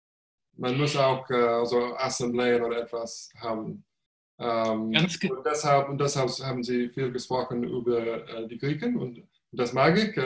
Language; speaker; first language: German; non-native, fluent; English